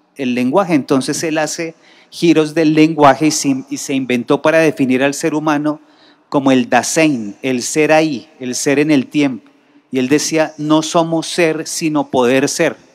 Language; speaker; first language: Spanish; native; Spanish